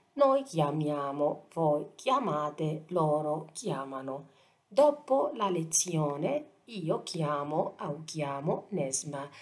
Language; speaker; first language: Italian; non-native, fluent; Arabic